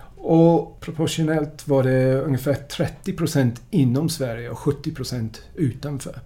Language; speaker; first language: Swedish; non-native, fluent; English